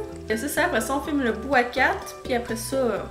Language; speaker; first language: French; native; French